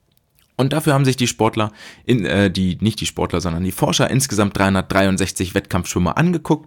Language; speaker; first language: German; native; German